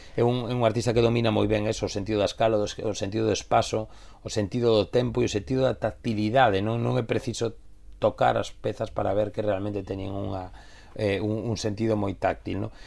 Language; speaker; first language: Galician; native; Galician